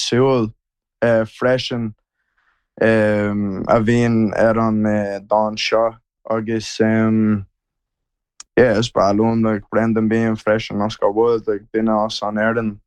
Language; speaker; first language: Irish; non-native, learner; English